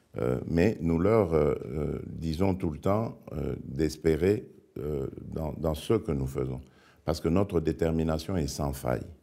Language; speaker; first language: French; non-native, local second language; Lingala